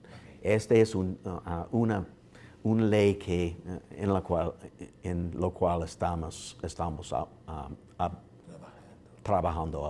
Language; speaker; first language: Spanish; non-native, learner; English